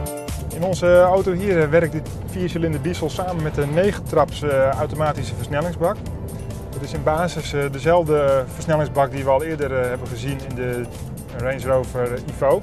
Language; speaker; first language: Dutch; native; Dutch